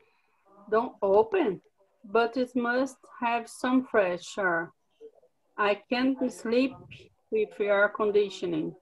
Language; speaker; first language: English; non-native, learner; Portuguese